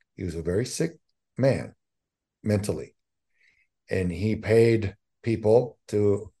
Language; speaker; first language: English; native; English